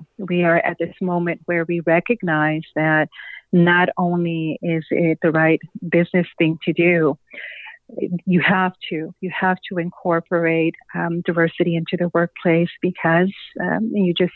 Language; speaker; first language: English; non-native, fluent; Spanish